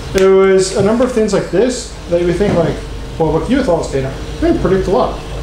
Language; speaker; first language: English; native; English